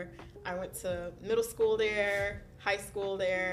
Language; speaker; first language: English; early bilingual, other home language; Haitian Creole